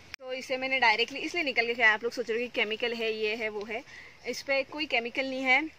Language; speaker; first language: Hindi; non-native, local second language; Marathi